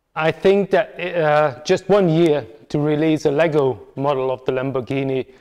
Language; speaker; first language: English; non-native, fluent; Hungarian